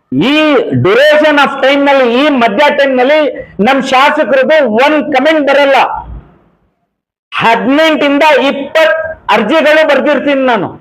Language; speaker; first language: Kannada; native; Kannada